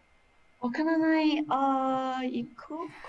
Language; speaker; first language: Japanese; non-native, learner; English